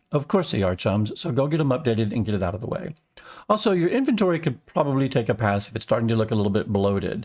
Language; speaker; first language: English; native; English